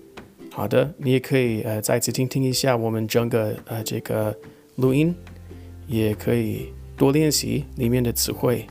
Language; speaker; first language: Chinese; non-native, fluent; English